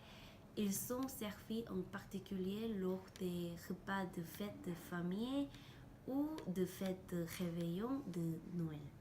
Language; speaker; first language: French; non-native, learner; Korean